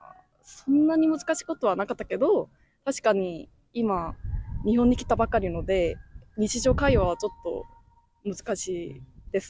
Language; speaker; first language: Japanese; non-native, fluent; Korean